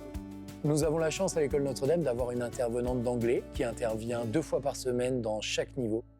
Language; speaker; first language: French; native; French